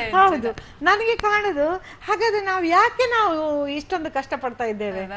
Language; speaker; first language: Kannada; non-native, local second language; Konkani